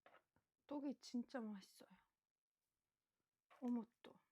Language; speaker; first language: Korean; non-native, fluent; Japanese